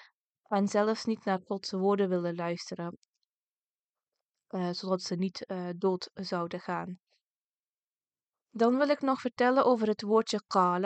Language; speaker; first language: Dutch; early bilingual, other home language; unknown